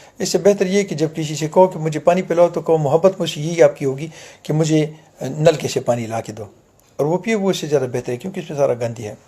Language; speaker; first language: Urdu; non-native, local second language; Punjabi